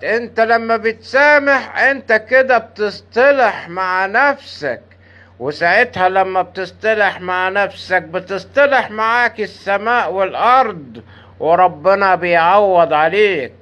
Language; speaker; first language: Arabic; native; Arabic